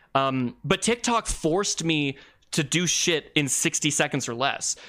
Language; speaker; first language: English; native; English